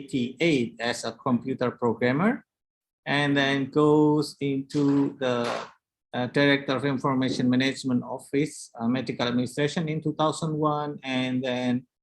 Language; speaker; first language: English; non-native, learner; Indonesian